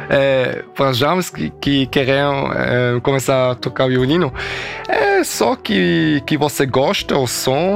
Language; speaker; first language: Portuguese; early bilingual, heritage; German